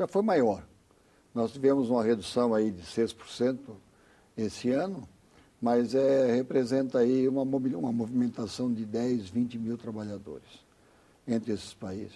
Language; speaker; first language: Portuguese; native; Portuguese